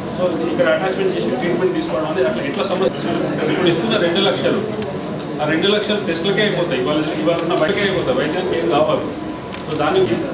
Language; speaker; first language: Telugu; native; Telugu